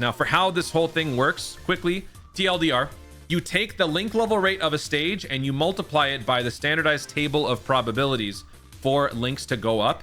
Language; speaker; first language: English; native; English